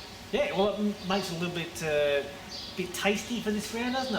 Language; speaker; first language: English; native; English